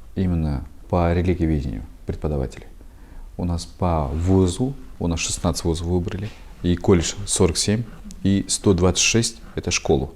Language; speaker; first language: Russian; non-native, local second language; Kazakh